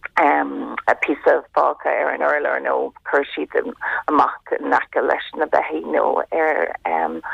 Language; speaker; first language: Irish; non-native, local second language; English